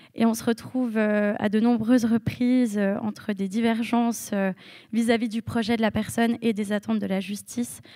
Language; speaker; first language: French; native; French